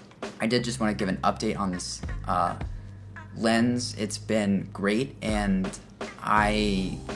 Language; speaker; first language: English; native; English